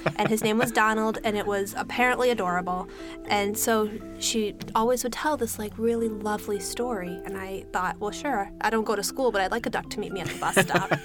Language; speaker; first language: English; native; English